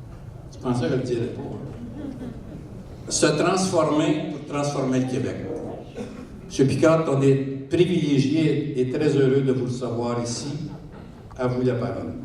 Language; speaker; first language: French; native; French